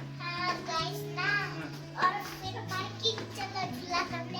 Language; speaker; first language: Hindi; non-native, local second language; Nepali